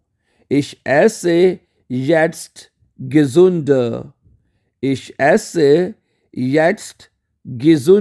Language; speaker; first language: German; non-native, fluent; Urdu